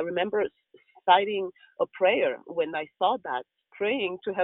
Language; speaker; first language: English; non-native, local second language; Kinyarwanda